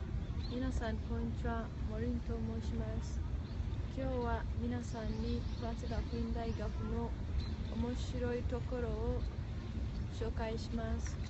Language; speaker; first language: Japanese; non-native, learner; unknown